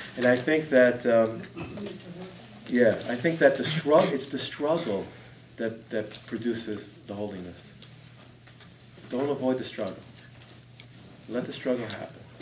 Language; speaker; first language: English; native; English